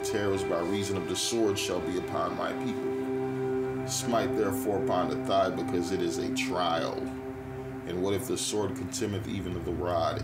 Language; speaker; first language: English; native; English